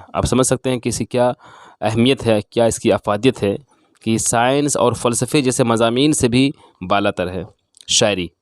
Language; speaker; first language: Urdu; native; Urdu